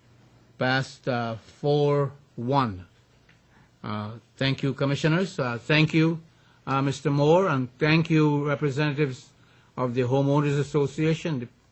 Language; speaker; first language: English; native; English